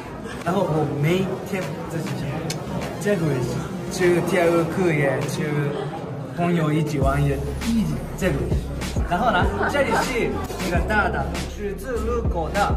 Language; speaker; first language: Chinese; non-native, learner; Japanese